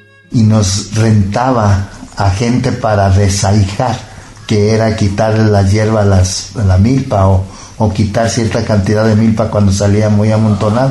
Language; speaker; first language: Spanish; native; Spanish